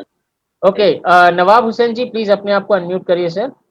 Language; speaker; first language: Hindi; native; Hindi